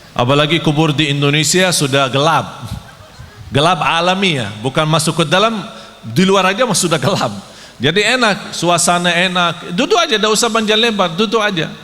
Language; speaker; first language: Malay; non-native, fluent; Arabic